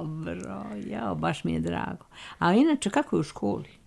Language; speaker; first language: Serbian; native; Serbian